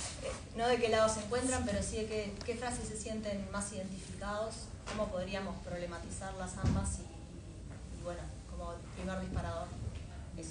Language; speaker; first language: Spanish; native; Spanish